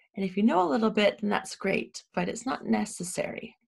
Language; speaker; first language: English; native; English